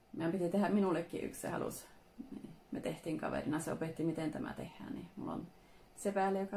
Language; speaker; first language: Finnish; early bilingual, heritage; Finnish